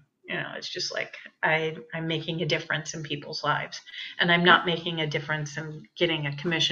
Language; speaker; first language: English; native; English